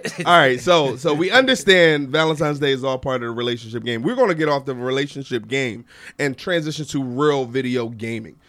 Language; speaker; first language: English; native; English